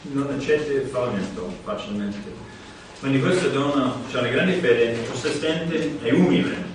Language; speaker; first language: Italian; non-native, fluent; English